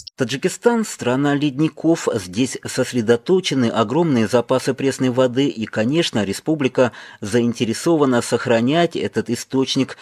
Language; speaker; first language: Russian; non-native, local second language; Tajik